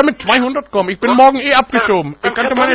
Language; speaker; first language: German; native; German